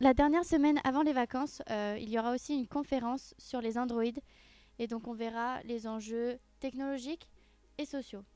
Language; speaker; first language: French; native; French